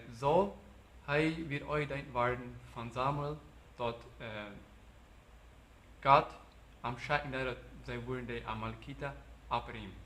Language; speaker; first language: German; non-native, learner; Plautdietsch